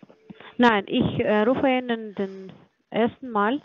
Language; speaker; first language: German; non-native, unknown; Polish